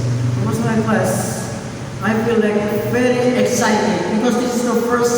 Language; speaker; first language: English; non-native, learner; Indonesian